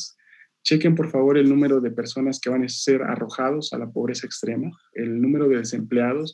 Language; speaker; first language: Spanish; native; Spanish